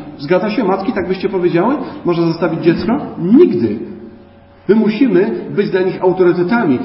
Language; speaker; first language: Polish; native; Polish